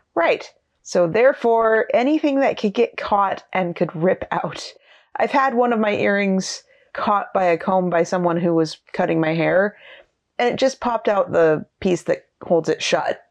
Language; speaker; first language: English; native; English